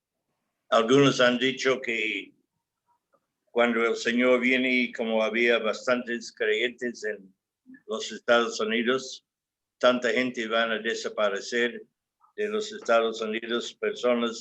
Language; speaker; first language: Spanish; non-native, fluent; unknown